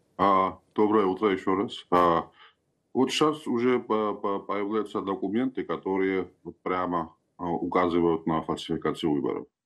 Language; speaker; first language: Russian; non-native, local second language; Georgian